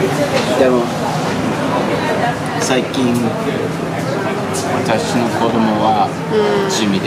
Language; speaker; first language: Japanese; non-native, learner; English